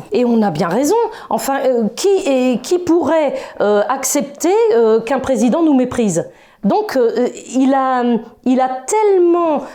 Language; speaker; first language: French; native; French